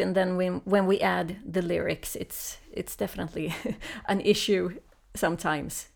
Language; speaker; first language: English; non-native, fluent; Swedish